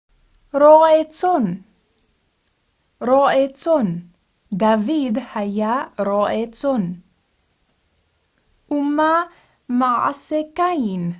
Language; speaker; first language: Hebrew; non-native, fluent; English